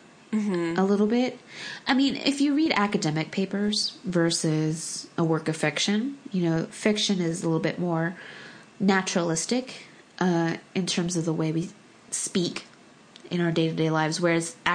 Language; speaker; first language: English; early bilingual, other home language; Korean